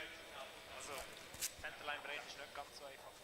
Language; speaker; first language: German; native; German